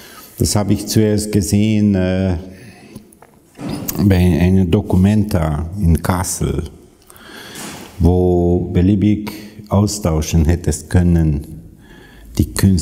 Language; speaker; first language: German; non-native, fluent; Hungarian